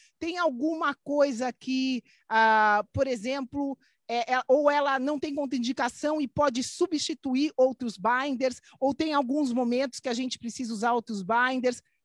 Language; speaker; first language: Portuguese; native; Portuguese